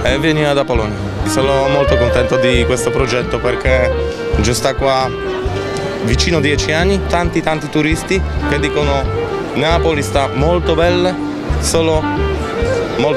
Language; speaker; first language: Italian; non-native, learner; Albanian